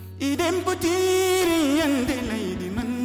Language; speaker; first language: Swedish; non-native, fluent; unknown